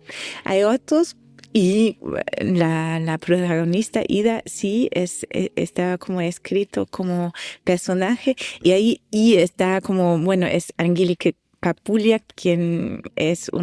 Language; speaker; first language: Spanish; non-native, fluent; German